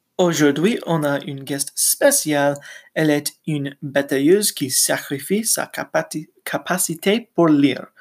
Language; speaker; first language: French; non-native, learner; English